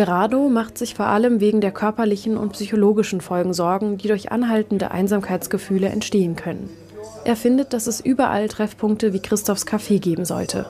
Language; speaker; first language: German; native; German